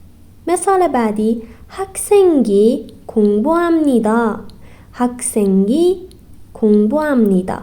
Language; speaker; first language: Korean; non-native, fluent; Persian